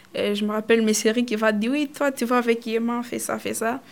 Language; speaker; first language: French; non-native, fluent; Swahili